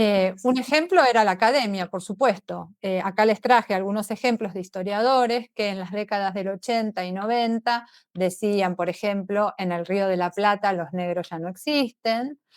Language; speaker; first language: Spanish; native; Spanish